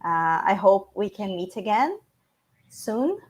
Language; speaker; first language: English; non-native, fluent; Portuguese